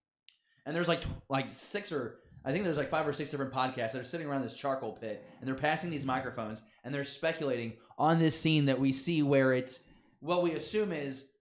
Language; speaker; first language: English; native; English